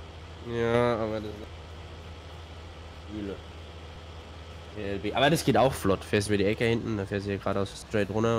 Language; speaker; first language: German; native; German